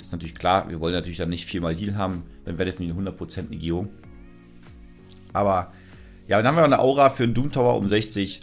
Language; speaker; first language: German; native; German